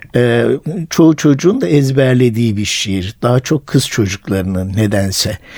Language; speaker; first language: Turkish; native; Turkish